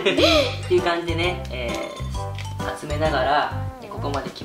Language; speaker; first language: Japanese; native; Japanese